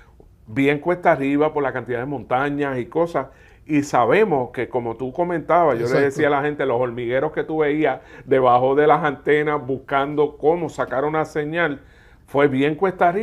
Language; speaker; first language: Spanish; native; Spanish